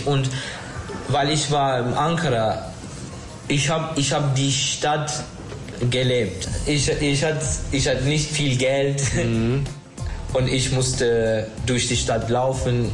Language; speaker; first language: German; non-native, learner; Turkish